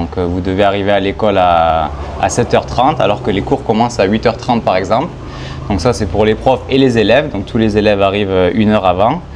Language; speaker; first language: French; native; French